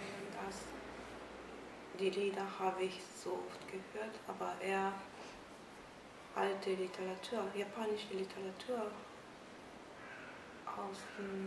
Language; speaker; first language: German; non-native, fluent; Japanese